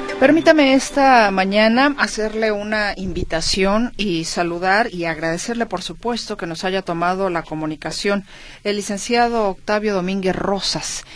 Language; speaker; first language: Spanish; native; Spanish